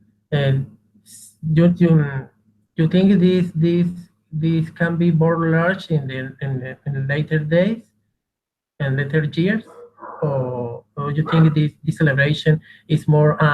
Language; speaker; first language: English; non-native, learner; Spanish